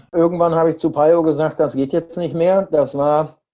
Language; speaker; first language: German; native; German